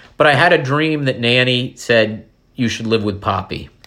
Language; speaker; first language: English; native; English